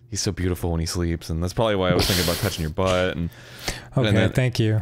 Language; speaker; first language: English; native; English